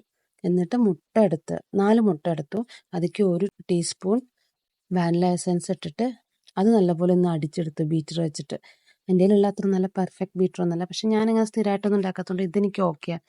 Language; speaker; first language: Malayalam; native; Malayalam